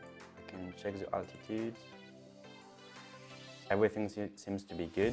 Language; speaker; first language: English; non-native, fluent; French